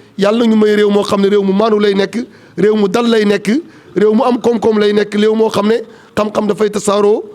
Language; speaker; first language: Wolof; native; Wolof